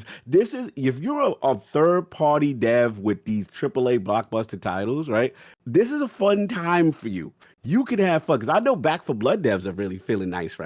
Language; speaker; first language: English; native; English